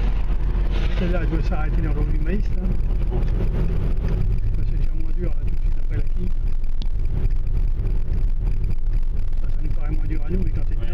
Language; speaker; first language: French; native; French